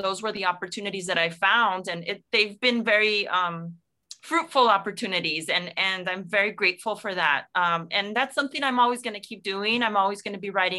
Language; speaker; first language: English; native; English